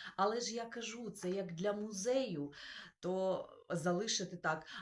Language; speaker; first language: Ukrainian; non-native, local second language; Russian